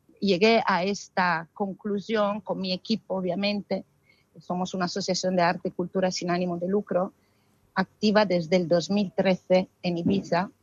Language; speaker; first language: Spanish; non-native, fluent; Italian